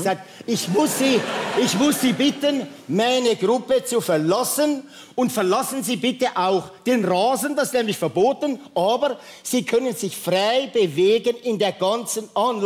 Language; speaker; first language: German; native; German